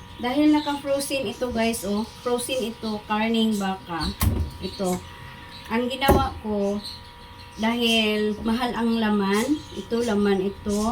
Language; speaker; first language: Filipino; non-native, local second language; Cebuano